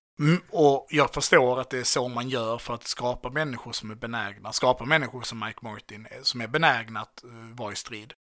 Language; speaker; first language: Swedish; native; Swedish